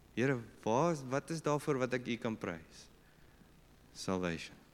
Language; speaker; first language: Afrikaans; native; Afrikaans